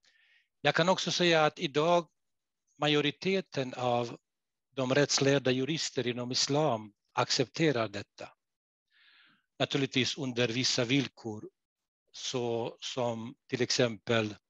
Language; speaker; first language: Swedish; non-native, fluent; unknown